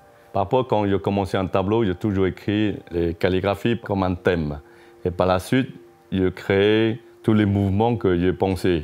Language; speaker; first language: French; non-native, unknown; Chinese